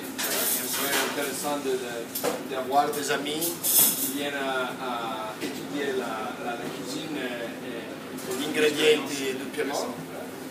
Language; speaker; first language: French; non-native, fluent; Italian